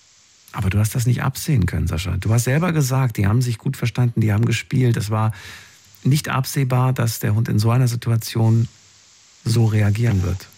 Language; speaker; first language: German; native; German